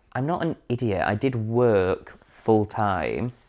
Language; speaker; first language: English; native; English